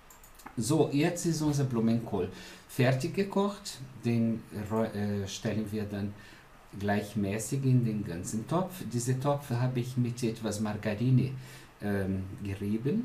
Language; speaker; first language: German; non-native, fluent; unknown